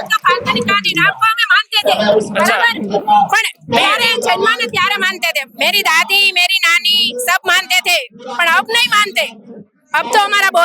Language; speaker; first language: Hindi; non-native, local second language; Gujarati